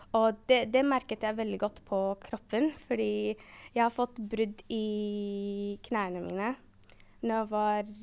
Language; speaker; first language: Norwegian; early bilingual, other home language; Arabic